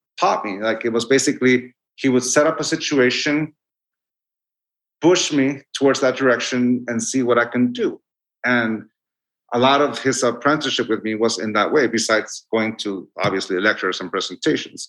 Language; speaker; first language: English; non-native, fluent; Spanish